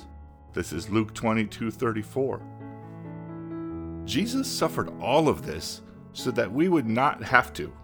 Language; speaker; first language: English; native; English